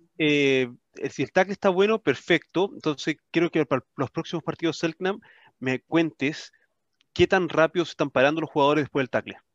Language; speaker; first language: Spanish; early bilingual, heritage; Spanish